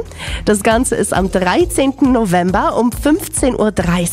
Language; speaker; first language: German; native; German